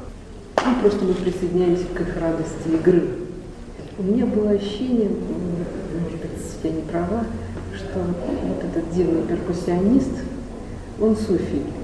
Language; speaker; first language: Russian; native; Russian